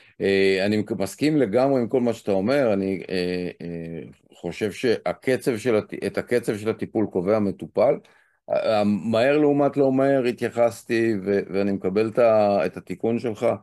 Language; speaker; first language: Hebrew; native; Hebrew